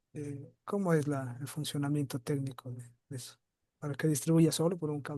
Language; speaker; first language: Spanish; native; Spanish